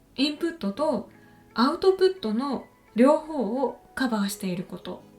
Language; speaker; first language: Japanese; native; Japanese